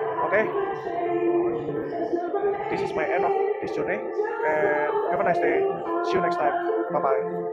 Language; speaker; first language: English; non-native, fluent; Indonesian